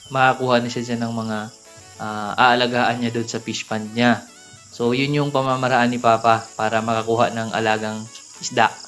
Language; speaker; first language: Filipino; non-native, local second language; Cebuano